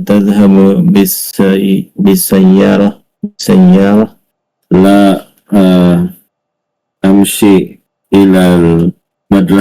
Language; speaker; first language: Arabic; non-native, learner; Indonesian